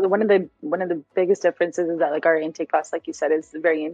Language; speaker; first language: English; native; English